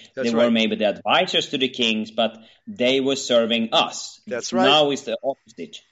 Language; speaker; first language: English; non-native, fluent; Swedish